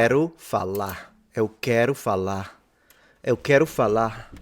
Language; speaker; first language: Portuguese; non-native, learner; Italian